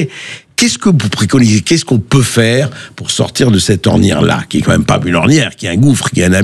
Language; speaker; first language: French; native; French